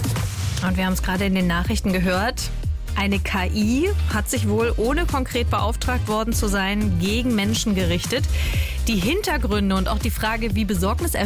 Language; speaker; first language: German; native; German